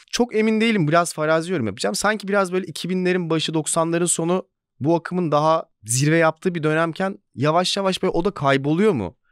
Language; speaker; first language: Turkish; native; Turkish